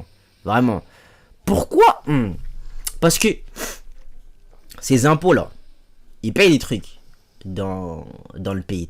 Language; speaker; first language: French; native; French